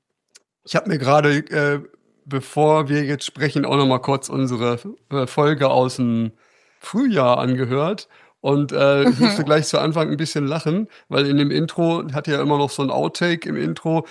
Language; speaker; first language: German; native; German